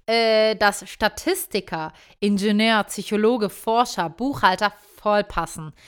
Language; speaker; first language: German; early bilingual, other home language; Turkish